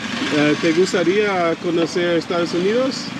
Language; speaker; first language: Spanish; non-native, learner; English